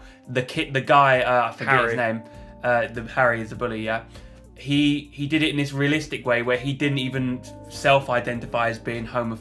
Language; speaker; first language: English; native; English